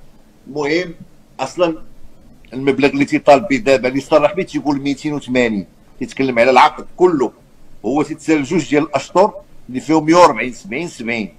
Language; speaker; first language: Arabic; native; Arabic